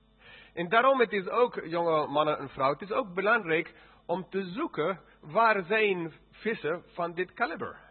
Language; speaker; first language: Dutch; non-native, fluent; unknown